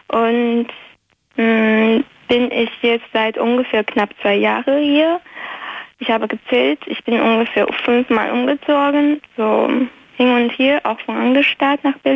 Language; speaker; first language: German; non-native, fluent; Chinese